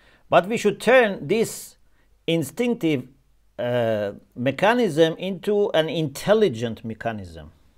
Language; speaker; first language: English; non-native, fluent; Persian